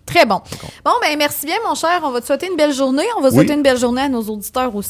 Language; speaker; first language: French; native; French